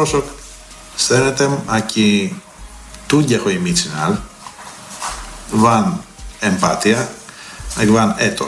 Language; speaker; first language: Hungarian; non-native, learner; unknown